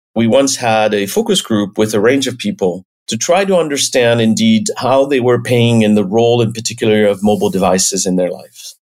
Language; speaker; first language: English; non-native, fluent; French